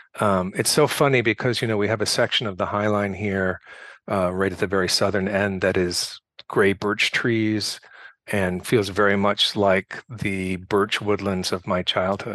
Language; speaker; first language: English; native; English